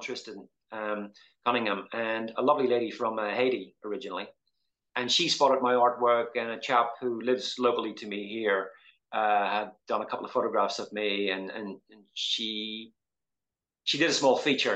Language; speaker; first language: English; native; English